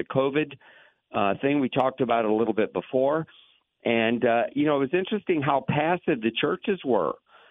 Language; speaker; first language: English; native; English